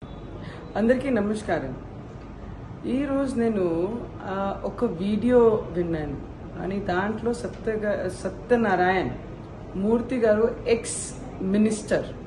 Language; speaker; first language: Telugu; non-native, fluent; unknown